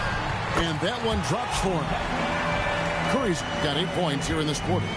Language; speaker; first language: English; native; English